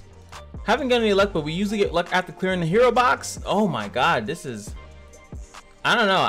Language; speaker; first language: English; native; English